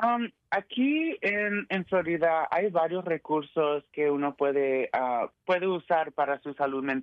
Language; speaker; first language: Spanish; early bilingual, heritage; Spanish